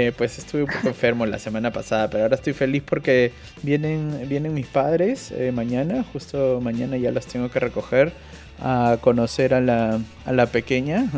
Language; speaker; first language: Spanish; native; Spanish